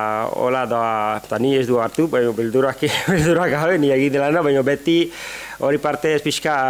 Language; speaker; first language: Basque; non-native, learner; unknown